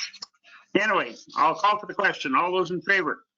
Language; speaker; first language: English; native; English